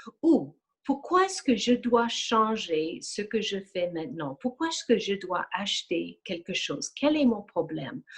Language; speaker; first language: French; non-native, fluent; English